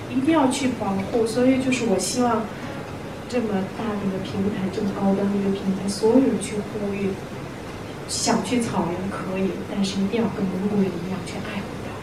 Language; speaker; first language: Chinese; non-native, local second language; Mongolian